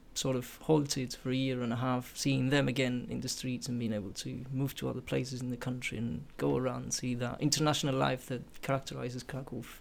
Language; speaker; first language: English; non-native, fluent; Spanish